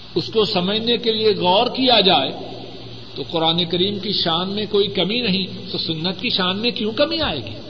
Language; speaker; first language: Urdu; non-native, local second language; Punjabi